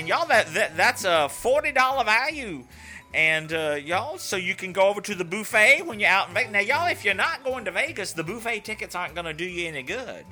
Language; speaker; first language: English; native; English